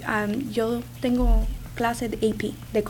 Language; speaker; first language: Spanish; early bilingual, other home language; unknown